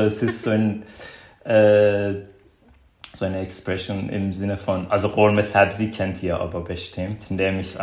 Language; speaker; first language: German; non-native, fluent; Persian